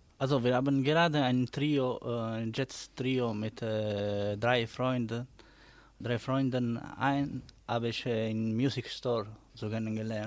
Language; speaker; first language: German; non-native, learner; Italian